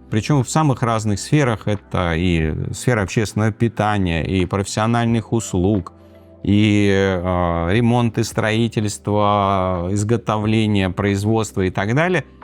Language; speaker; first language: Russian; native; Russian